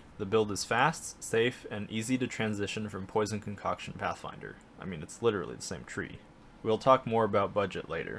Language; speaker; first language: English; native; English